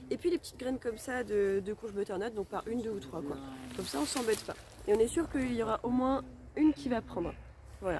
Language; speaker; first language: French; native; French